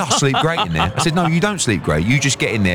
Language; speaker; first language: English; native; English